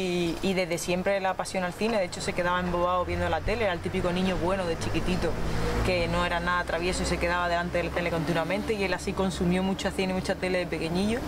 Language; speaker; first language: Spanish; native; Spanish